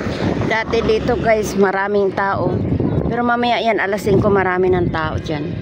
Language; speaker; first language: Filipino; native; Filipino